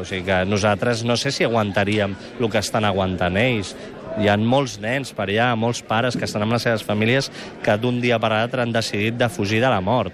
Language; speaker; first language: Catalan; native; Catalan